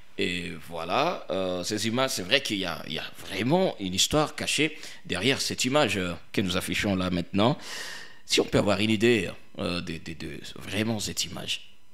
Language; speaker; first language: French; non-native, local second language; Swahili